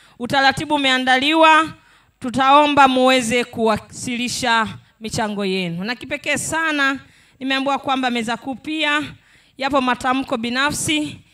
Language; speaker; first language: Swahili; native; Swahili